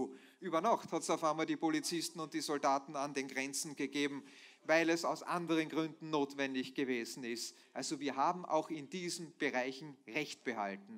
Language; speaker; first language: German; native; German